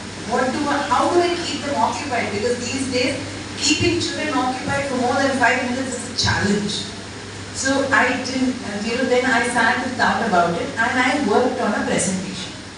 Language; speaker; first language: English; non-native, local second language; Tamil